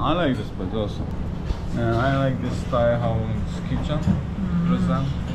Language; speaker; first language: English; non-native, learner; Polish